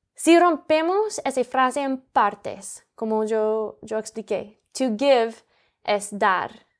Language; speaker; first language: Spanish; non-native, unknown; English